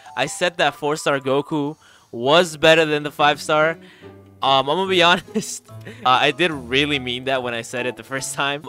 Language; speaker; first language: English; early bilingual, other home language; Spanish